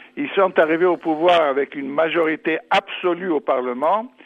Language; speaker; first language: French; non-native, fluent; English